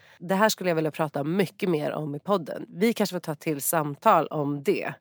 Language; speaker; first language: Swedish; native; Swedish